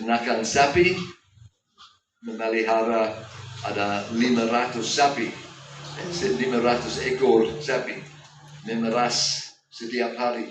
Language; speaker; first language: Indonesian; non-native, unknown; English